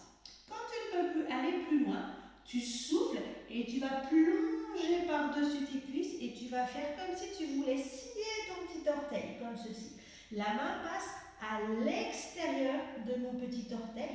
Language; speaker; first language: French; native; French